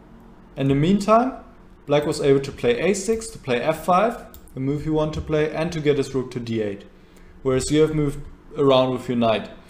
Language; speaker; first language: English; non-native, fluent; German